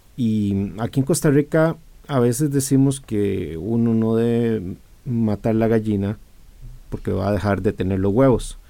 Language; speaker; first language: Spanish; native; Spanish